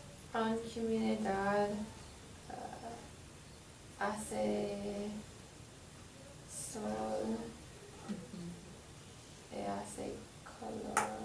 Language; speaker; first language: Spanish; non-native, learner; English